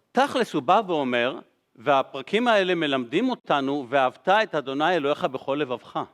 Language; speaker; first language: Hebrew; native; Hebrew